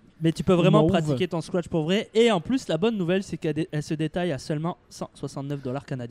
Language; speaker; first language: French; native; French